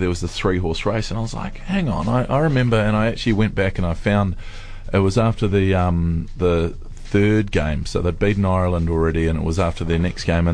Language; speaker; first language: English; native; English